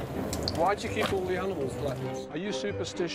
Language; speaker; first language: English; native; English